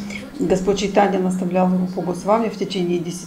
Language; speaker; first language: Russian; native; Russian